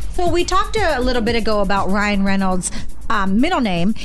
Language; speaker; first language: English; native; English